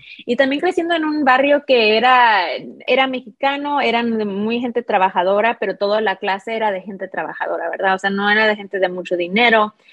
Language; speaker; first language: Spanish; early bilingual, heritage; Spanish